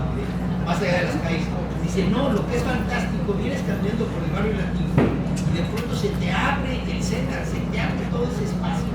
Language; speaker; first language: Spanish; native; Spanish